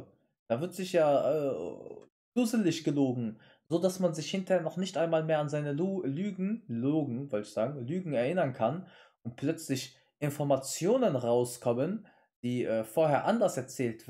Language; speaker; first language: German; native; German